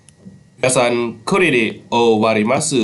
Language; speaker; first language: Japanese; non-native, fluent; Khmer